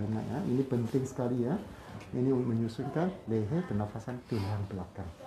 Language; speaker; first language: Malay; non-native, local second language; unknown